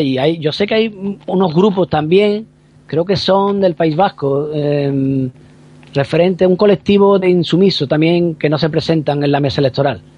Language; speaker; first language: Spanish; native; Spanish